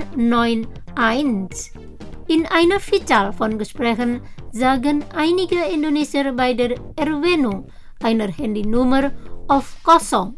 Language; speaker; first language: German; non-native, fluent; Indonesian